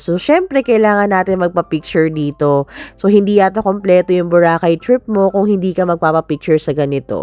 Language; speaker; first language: Filipino; native; Filipino